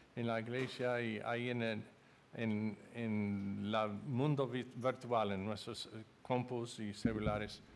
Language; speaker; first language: Spanish; non-native, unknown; English